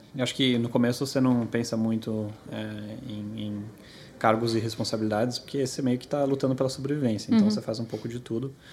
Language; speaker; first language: Portuguese; early bilingual, other home language; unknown